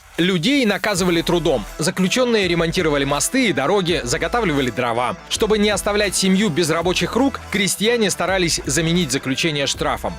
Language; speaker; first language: Russian; native; Russian